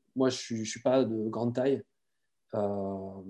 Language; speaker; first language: French; native; French